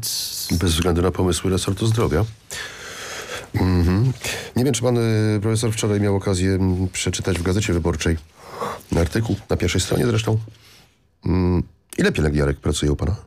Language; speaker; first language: Polish; native; Polish